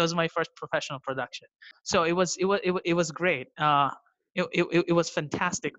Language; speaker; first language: English; non-native, local second language; Filipino